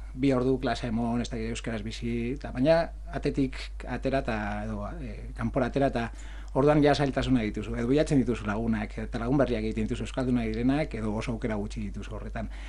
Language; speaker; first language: Basque; non-native, local second language; Spanish